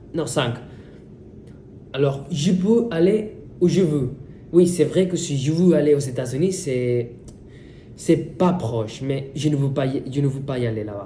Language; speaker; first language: French; non-native, fluent; Spanish